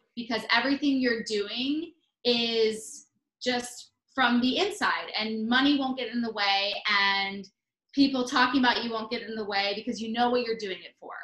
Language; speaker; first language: English; native; English